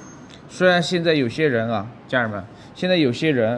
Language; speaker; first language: Chinese; native; Chinese